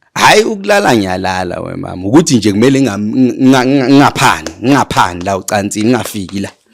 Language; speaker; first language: Zulu; native; Zulu